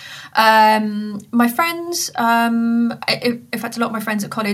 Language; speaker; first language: English; native; English